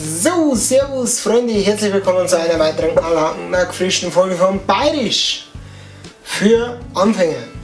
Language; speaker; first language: German; native; German